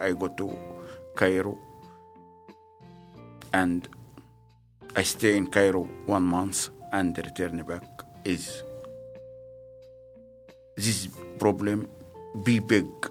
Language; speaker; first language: English; non-native, learner; Arabic